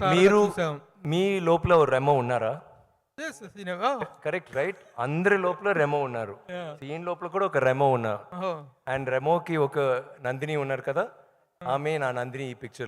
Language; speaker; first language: Telugu; non-native, local second language; Tamil